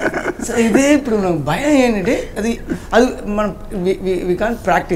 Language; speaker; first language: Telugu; non-native, learner; Tamil